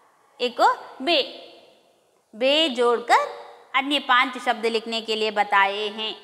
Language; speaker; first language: Hindi; non-native, local second language; Kannada